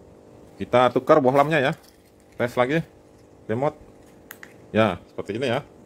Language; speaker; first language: Indonesian; native; Indonesian